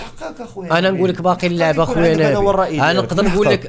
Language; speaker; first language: Arabic; native; Arabic